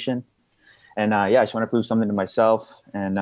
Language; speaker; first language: English; non-native, local second language; Cebuano